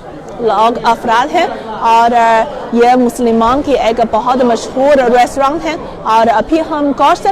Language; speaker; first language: Hindi; non-native, learner; Chinese